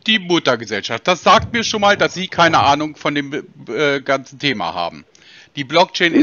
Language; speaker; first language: German; native; German